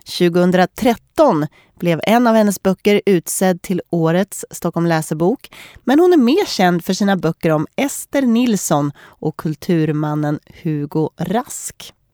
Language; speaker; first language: Swedish; native; Swedish